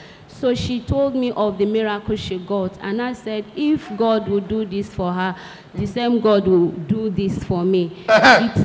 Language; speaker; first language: English; non-native, local second language; Igbo